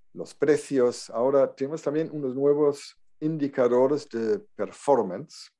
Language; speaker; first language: Spanish; non-native, fluent; German